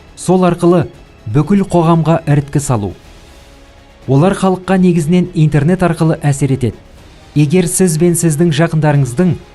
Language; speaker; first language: Kazakh; native; Kazakh